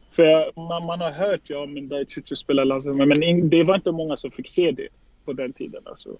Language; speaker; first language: Swedish; early bilingual, other home language; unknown